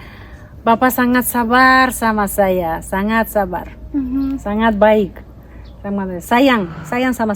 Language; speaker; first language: Indonesian; non-native, fluent; Russian